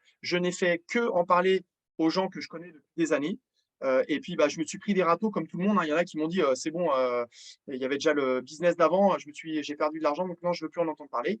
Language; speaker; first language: French; native; French